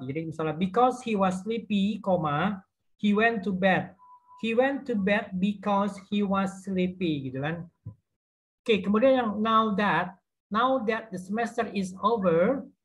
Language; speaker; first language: English; non-native, fluent; Indonesian